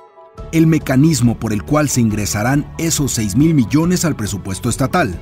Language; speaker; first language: Spanish; native; Spanish